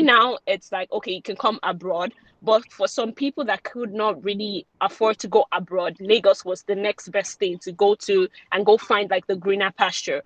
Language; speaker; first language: English; non-native, local second language; Yoruba